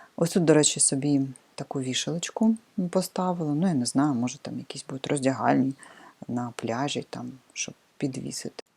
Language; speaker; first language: Ukrainian; non-native, local second language; Russian